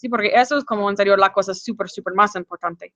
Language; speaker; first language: Spanish; non-native, fluent; English